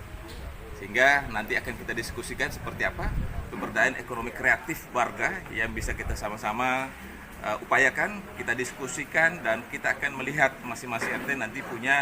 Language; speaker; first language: Indonesian; native; Indonesian